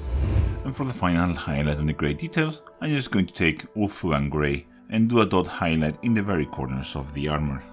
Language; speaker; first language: English; non-native, fluent; Spanish